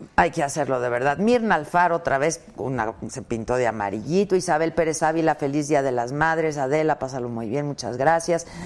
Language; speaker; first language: Spanish; native; Spanish